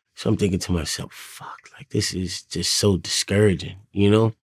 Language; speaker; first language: English; native; English